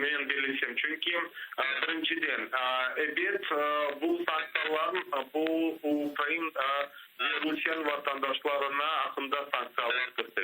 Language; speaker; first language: Turkish; non-native, learner; Crimean Tatar